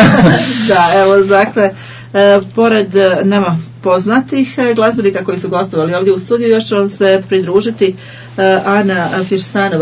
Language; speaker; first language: Serbian; native; Serbian